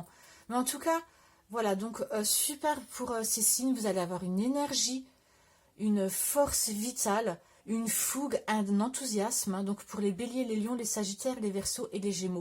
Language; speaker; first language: French; native; French